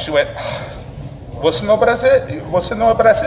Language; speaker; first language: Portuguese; non-native, fluent; English